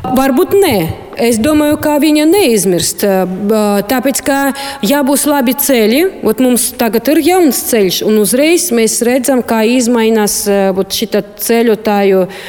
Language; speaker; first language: Latvian; non-native, local second language; Russian